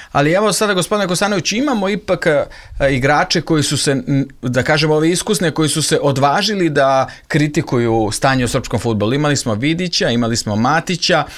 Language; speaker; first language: Serbian; native; Serbian